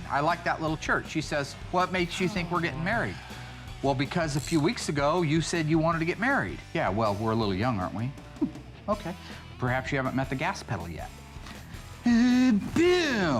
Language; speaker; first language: English; native; English